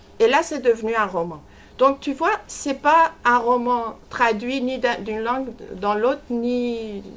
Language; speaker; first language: French; non-native, fluent; Persian